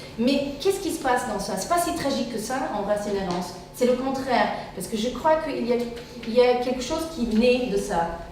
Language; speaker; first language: French; non-native, fluent; Arabic